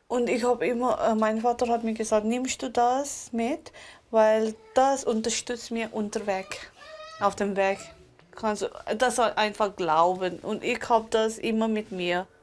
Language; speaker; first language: German; non-native, local second language; Tibetan